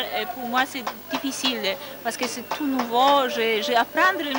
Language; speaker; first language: French; non-native, learner; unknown